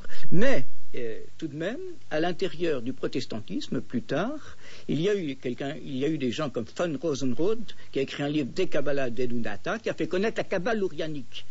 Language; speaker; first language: French; native; French